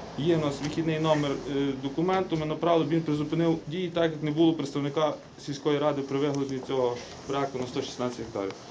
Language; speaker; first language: Ukrainian; native; Ukrainian